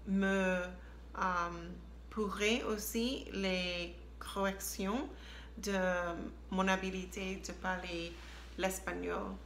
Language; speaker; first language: French; non-native, learner; English